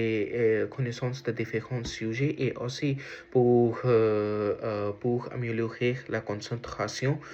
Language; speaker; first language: French; non-native, learner; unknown